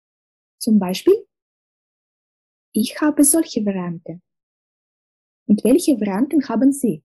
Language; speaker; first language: German; non-native, fluent; Russian